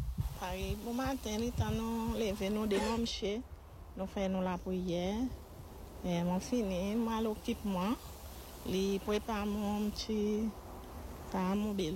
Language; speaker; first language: French; non-native, local second language; Seselwa Creole French